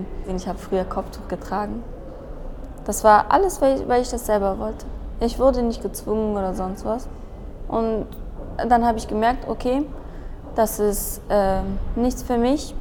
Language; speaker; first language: German; early bilingual, other home language; Persian